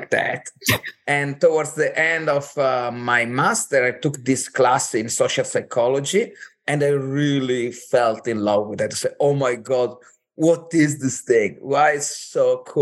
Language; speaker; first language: English; non-native, fluent; Italian